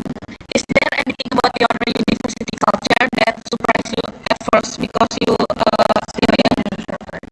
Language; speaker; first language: English; non-native, learner; Indonesian